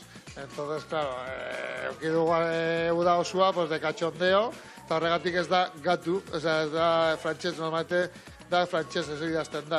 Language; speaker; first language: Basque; non-native, local second language; Spanish